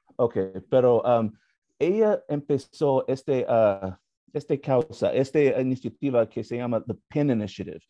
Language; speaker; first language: Spanish; non-native, learner; English